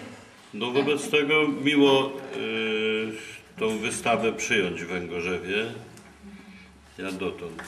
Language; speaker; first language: Polish; native; Polish